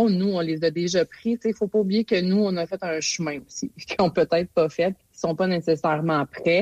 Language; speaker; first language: French; native; French